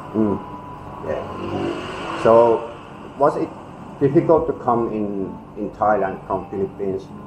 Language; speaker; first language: English; non-native, learner; Finnish